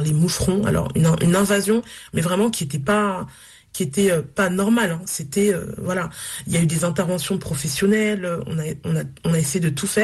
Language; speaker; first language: French; native; French